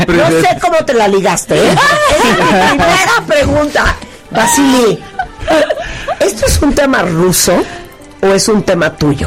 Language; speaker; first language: Spanish; native; Spanish